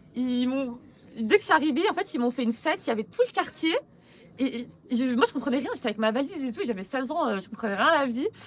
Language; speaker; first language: French; native; French